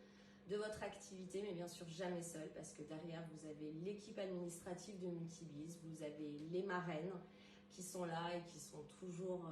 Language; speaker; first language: French; native; French